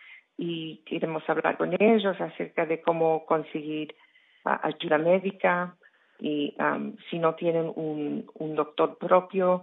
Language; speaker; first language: Spanish; early bilingual, heritage; Spanish